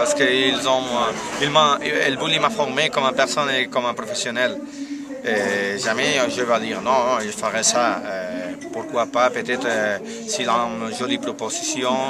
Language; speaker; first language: French; non-native, learner; Spanish